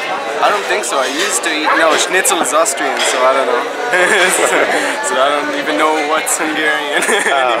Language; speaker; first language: English; non-native, fluent; Hebrew